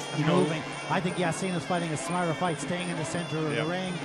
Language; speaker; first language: English; native; English